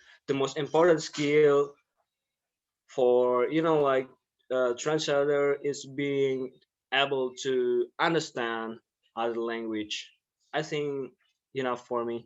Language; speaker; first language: English; non-native, learner; Indonesian